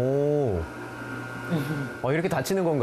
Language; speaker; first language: Korean; native; Korean